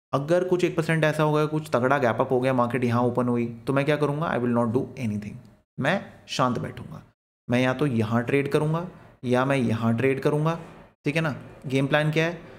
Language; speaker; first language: Hindi; native; Hindi